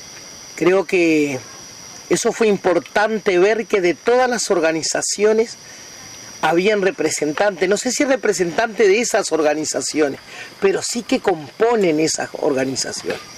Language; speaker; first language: Spanish; native; Spanish